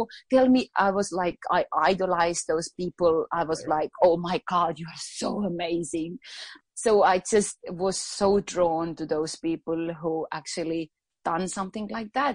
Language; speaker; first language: English; non-native, fluent; Estonian